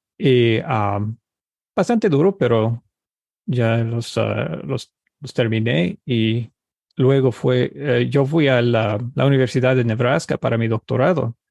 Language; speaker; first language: Spanish; early bilingual, heritage; Spanish